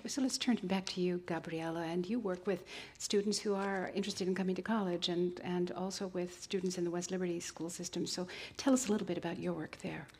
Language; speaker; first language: English; native; English